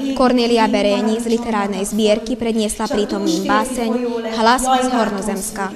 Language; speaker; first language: Slovak; non-native, local second language; Hungarian